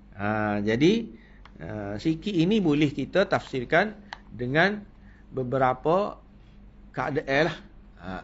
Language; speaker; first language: Malay; native; Malay